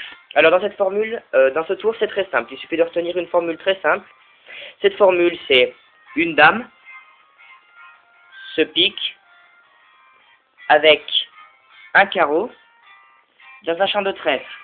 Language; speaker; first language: French; native; French